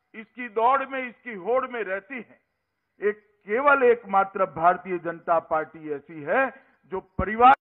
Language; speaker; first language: Hindi; non-native, local second language; Gujarati